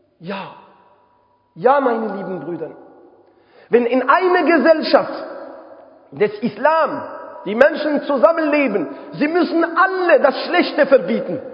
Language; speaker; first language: German; non-native, fluent; Arabic